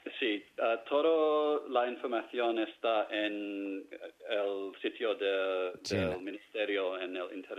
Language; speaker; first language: Spanish; non-native, fluent; English